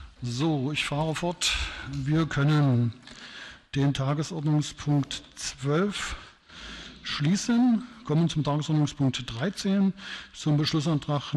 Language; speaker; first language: German; native; German